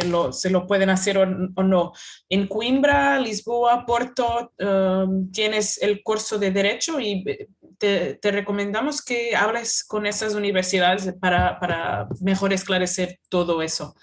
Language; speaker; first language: Spanish; non-native, fluent; Portuguese